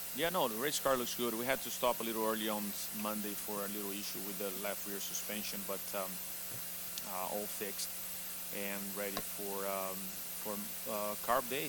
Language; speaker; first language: English; non-native, fluent; Portuguese